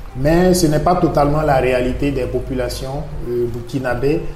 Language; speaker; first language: French; non-native, local second language; Mossi